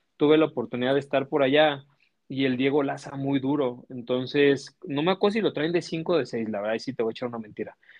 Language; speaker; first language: Spanish; native; Spanish